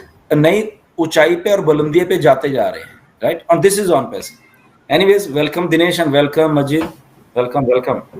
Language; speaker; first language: Hindi; native; Hindi